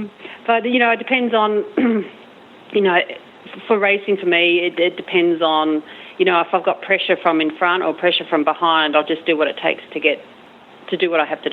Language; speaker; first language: English; native; English